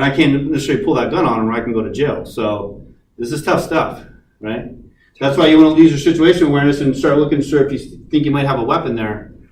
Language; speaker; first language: English; native; English